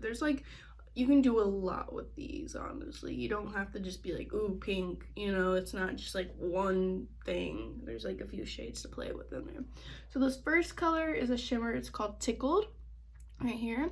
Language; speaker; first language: English; native; English